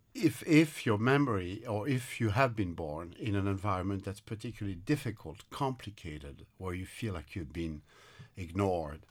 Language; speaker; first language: English; non-native, fluent; French